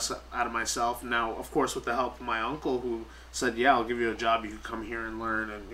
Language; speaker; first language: English; native; English